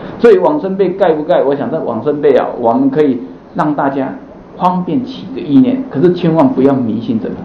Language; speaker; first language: Chinese; native; Chinese